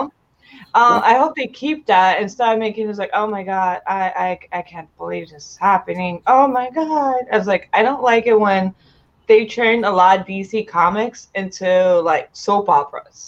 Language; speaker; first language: English; non-native, fluent; Uzbek